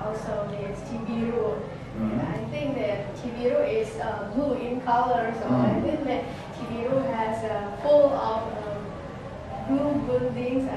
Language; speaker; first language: English; non-native, learner; Indonesian